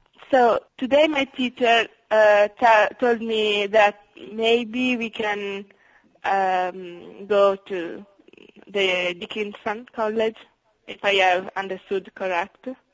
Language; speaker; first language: English; non-native, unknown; Italian